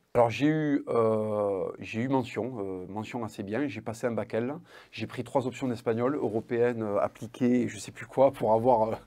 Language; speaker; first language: French; native; French